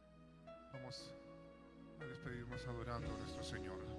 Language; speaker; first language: Spanish; native; Spanish